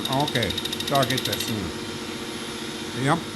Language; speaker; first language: German; non-native, learner; Finnish